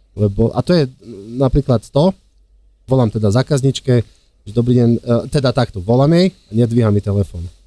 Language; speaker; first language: Slovak; native; Slovak